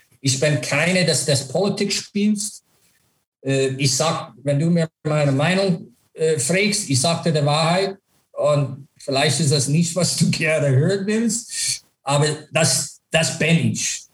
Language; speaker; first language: German; non-native, learner; English